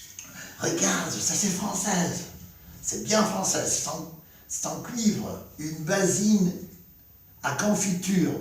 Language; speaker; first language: French; non-native, fluent; Spanish